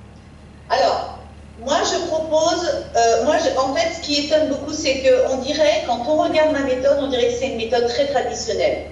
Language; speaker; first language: French; native; French